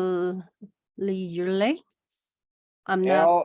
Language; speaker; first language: English; non-native, learner; Chinese